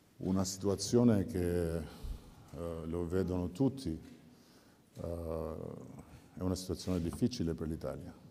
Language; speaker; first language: Italian; non-native, fluent; Albanian